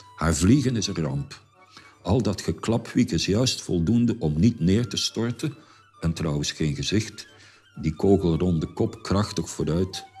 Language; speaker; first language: Dutch; native; Dutch